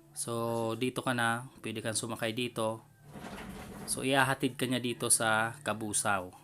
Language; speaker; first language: Filipino; non-native, local second language; Bikol